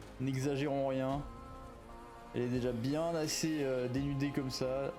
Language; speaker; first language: French; native; French